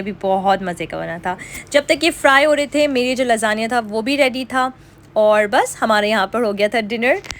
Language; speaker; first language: Urdu; native; Urdu